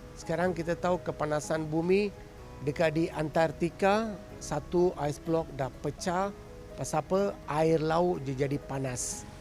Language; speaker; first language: Malay; non-native, local second language; Tamil